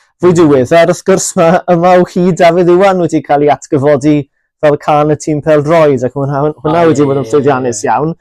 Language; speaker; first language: Welsh; native; Welsh